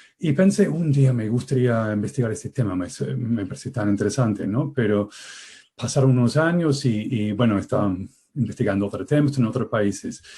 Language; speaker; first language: Spanish; non-native, fluent; English